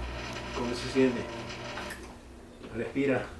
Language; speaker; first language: Spanish; non-native, learner; English